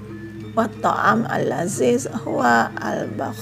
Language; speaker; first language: Arabic; non-native, fluent; Indonesian